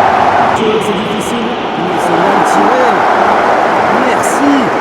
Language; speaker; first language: French; native; French